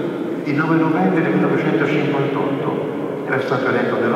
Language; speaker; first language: Italian; native; Italian